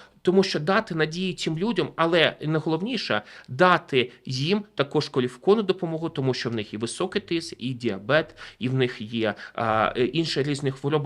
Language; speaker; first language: Ukrainian; native; Ukrainian